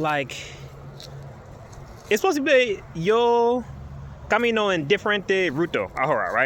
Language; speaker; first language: Spanish; non-native, learner; English